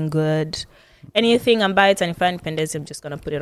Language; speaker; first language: English; non-native, local second language; Swahili